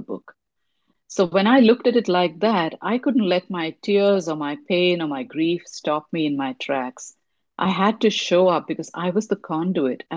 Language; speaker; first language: English; non-native, local second language; Tamil